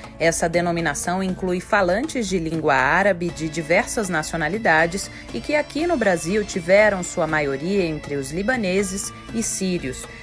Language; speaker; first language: Portuguese; native; Portuguese